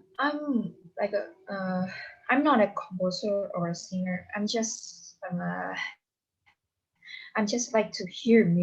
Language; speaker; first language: English; non-native, learner; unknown